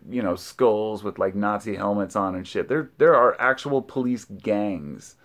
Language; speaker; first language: English; native; English